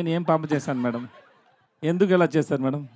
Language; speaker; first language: Telugu; non-native, learner; Tamil